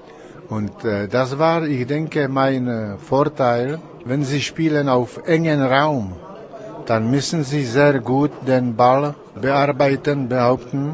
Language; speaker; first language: German; non-native, learner; Czech